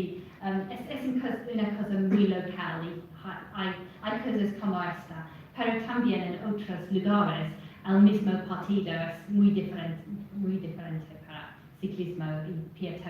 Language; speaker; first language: Spanish; non-native, fluent; English